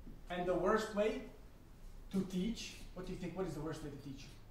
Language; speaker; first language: English; non-native, fluent; Slovak